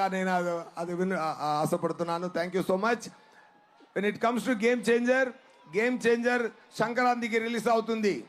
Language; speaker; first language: Telugu; non-native, learner; Tamil